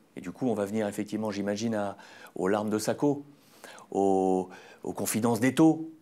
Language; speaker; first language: French; native; French